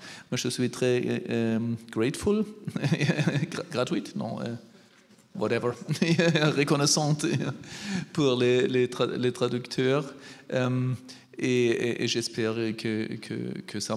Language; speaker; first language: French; non-native, learner; German